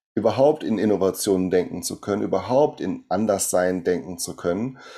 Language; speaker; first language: German; early bilingual, other home language; Portuguese